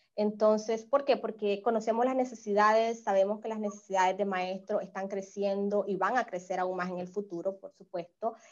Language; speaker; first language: Spanish; native; Spanish